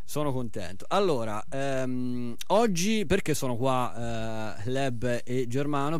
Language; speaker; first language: Italian; native; Italian